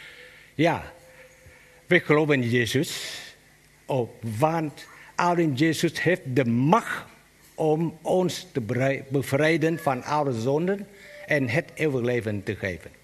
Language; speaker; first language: Dutch; non-native, learner; Vietnamese